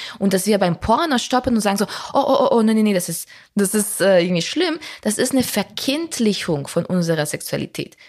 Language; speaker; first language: German; non-native, fluent; Spanish